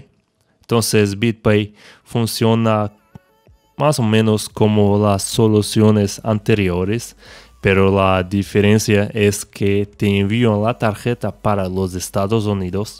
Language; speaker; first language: Spanish; non-native, fluent; Portuguese